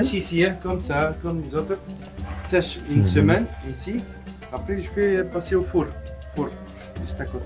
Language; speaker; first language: French; non-native, learner; Arabic